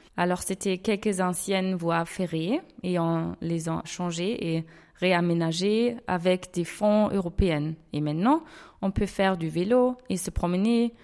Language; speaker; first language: French; non-native, fluent; German